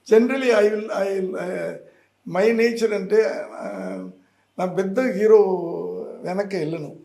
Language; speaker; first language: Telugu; non-native, learner; Tamil